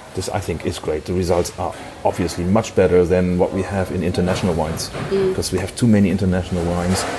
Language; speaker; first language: English; non-native, fluent; German